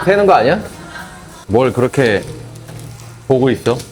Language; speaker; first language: Korean; native; Korean